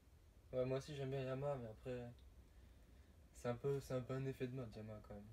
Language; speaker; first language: French; native; French